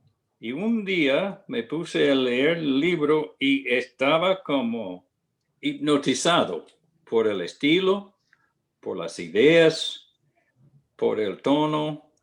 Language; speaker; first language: Spanish; non-native, fluent; English